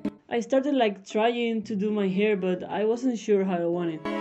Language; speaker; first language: English; non-native, fluent; Spanish